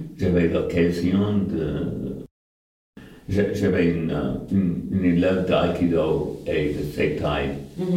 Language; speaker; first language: French; non-native, fluent; English